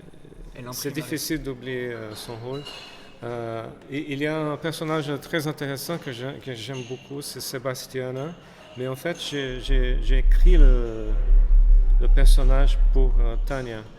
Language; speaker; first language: French; non-native, fluent; Portuguese